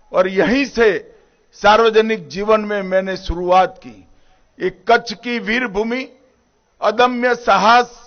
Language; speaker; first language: Hindi; non-native, local second language; Gujarati